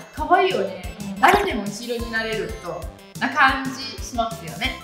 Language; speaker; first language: Japanese; non-native, fluent; Italian